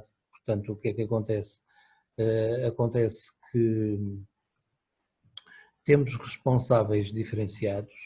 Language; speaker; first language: Portuguese; native; Portuguese